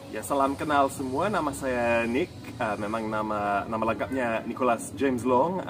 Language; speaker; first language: Indonesian; non-native, fluent; English